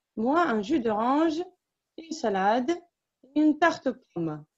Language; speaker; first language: French; non-native, fluent; Russian